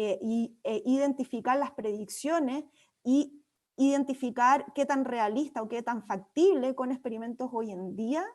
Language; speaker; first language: Spanish; native; Spanish